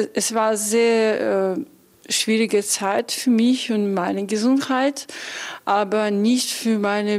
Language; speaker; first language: German; non-native, learner; Belarusian